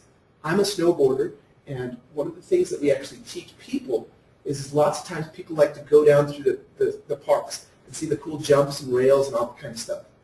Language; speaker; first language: English; native; English